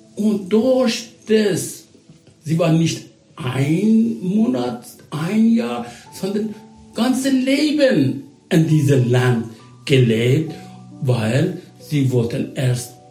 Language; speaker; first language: German; non-native, learner; Persian